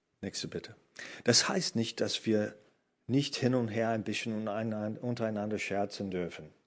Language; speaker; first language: German; non-native, fluent; English